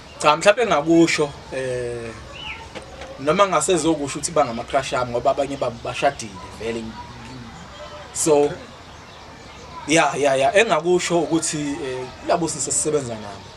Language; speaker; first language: Zulu; native; Zulu